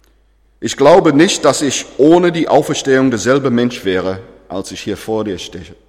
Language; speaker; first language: German; non-native, fluent; English